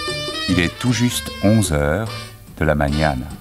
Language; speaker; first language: French; native; French